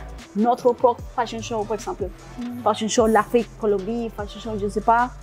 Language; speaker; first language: French; non-native, learner; Spanish